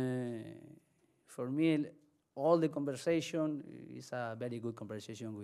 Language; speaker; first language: English; non-native, learner; Spanish